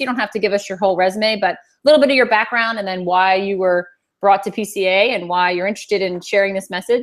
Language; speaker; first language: English; native; English